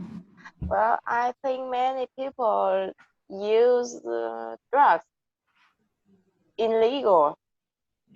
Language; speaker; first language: English; non-native, learner; Vietnamese